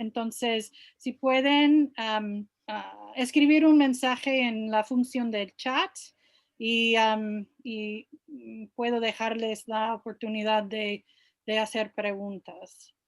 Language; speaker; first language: Spanish; non-native, fluent; English